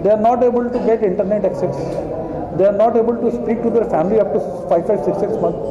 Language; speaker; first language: English; non-native, local second language; Hindi